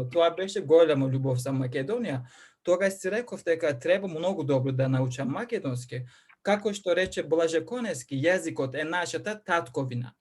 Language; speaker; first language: Macedonian; non-native, fluent; Turkish